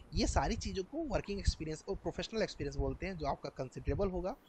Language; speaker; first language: Hindi; native; Hindi